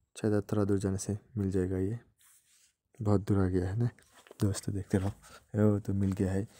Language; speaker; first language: Hindi; non-native, local second language; Bangla